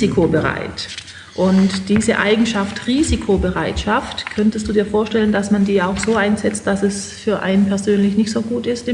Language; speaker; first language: German; native; German